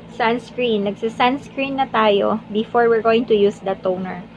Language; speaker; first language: Filipino; non-native, local second language; Chavacano